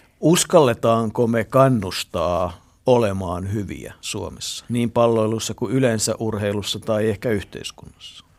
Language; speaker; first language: Finnish; native; Finnish